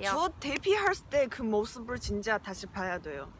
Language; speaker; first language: Korean; non-native, learner; Chinese